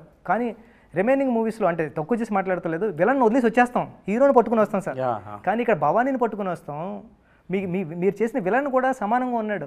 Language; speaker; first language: Telugu; native; Telugu